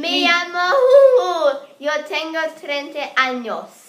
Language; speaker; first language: Spanish; non-native, learner; English